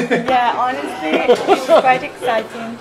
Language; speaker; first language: English; non-native, fluent; Italian